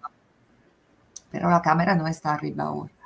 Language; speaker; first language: Spanish; non-native, fluent; Italian